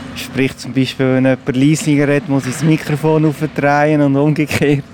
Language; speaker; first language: German; non-native, fluent; Persian